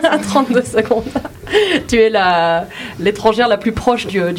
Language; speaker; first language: French; native; French